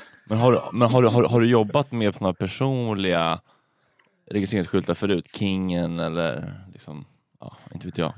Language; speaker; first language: Swedish; native; Swedish